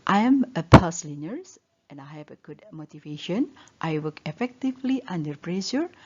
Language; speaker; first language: English; non-native, learner; Indonesian